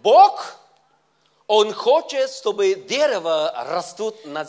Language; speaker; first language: Russian; non-native, learner; Vietnamese